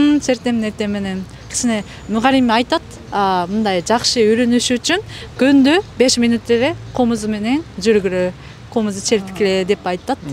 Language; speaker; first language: Kyrgyz; non-native, fluent; Japanese